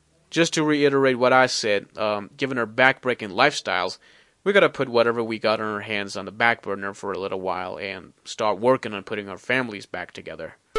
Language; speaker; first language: English; non-native, fluent; Persian